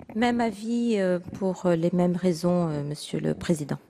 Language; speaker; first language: French; native; French